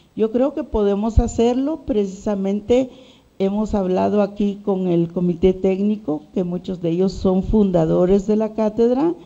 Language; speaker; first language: Spanish; native; Spanish